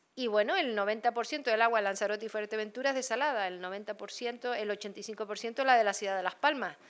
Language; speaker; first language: Spanish; native; Spanish